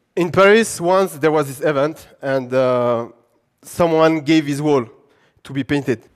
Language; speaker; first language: English; non-native, fluent; French